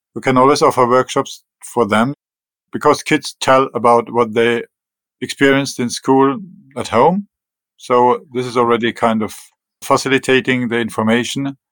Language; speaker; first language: English; non-native, fluent; German